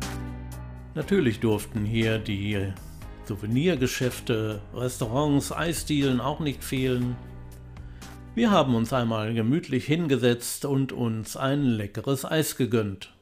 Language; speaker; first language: German; native; German